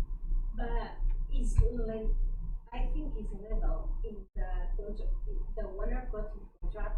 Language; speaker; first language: English; non-native, learner; Portuguese